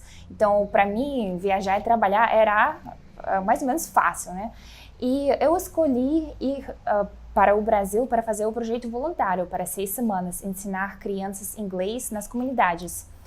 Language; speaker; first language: Portuguese; non-native, fluent; Russian